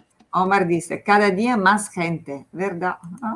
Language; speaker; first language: Spanish; non-native, fluent; Italian